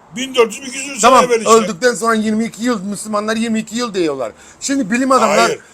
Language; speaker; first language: Turkish; early bilingual, heritage; Turkish